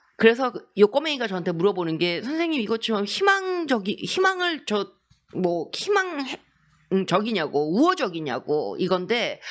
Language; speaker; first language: Korean; native; Korean